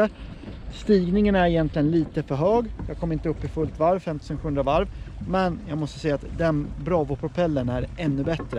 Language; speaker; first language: Swedish; native; Swedish